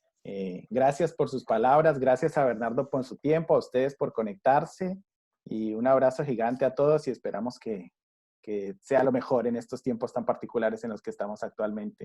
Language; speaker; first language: Spanish; native; Spanish